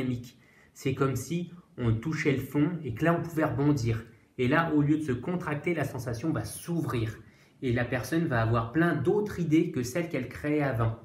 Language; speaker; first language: French; native; French